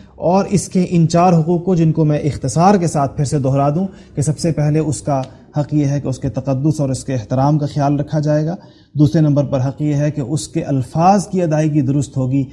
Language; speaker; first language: Urdu; non-native, local second language; Pashto